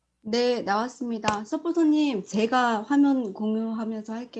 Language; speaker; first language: Korean; native; Korean